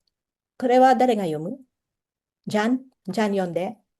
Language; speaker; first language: Japanese; non-native, fluent; Filipino